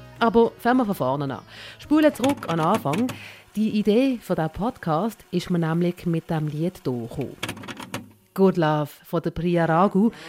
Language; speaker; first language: German; early bilingual, other home language; Malayalam